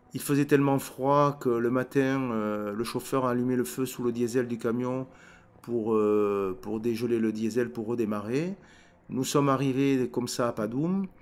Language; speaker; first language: French; native; French